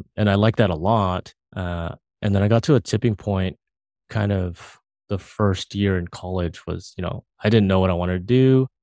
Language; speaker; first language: English; early bilingual, other home language; Filipino